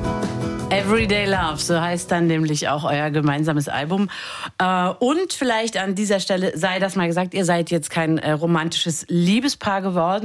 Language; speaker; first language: German; native; German